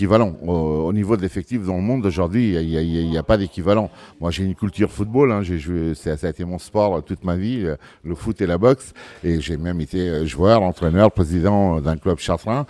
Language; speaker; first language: French; early bilingual, other home language; Portuguese